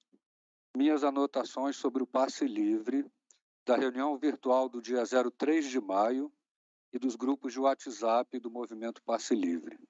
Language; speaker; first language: Portuguese; native; Portuguese